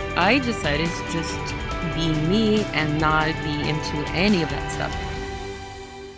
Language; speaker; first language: English; early bilingual, other home language; Russian